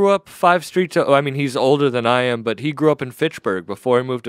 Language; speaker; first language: English; native; English